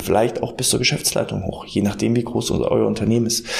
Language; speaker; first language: German; native; German